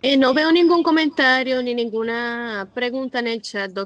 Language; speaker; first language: Spanish; native; Spanish